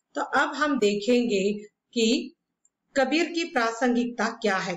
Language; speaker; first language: Hindi; non-native, local second language; Malayalam